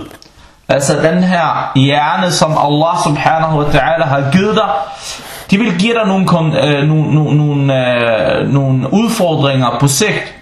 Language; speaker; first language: Danish; non-native, fluent; Arabic